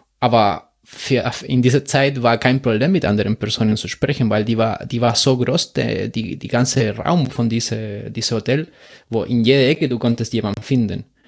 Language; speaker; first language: German; non-native, learner; Spanish